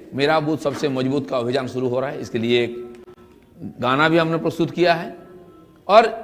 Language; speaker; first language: Hindi; non-native, local second language; Bangla